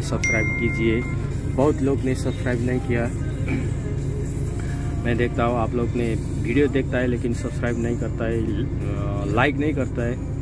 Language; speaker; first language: Hindi; non-native, learner; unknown